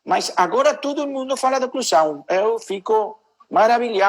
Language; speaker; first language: Portuguese; non-native, learner; Spanish